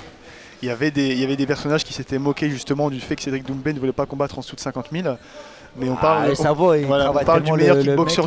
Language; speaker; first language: French; native; French